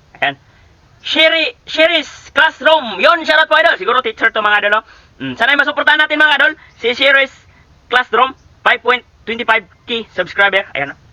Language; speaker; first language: Filipino; native; Filipino